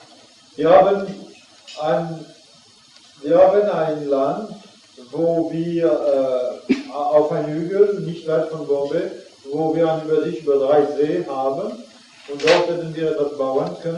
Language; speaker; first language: German; non-native, fluent; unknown